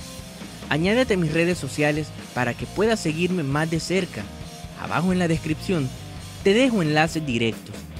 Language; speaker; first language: Spanish; native; Spanish